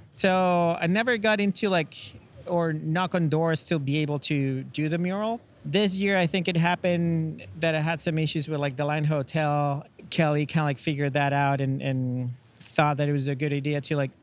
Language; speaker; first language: English; non-native, fluent; Spanish